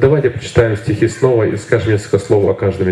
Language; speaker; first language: Russian; native; Russian